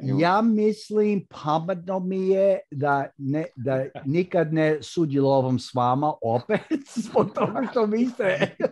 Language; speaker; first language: Croatian; early bilingual, heritage; Croatian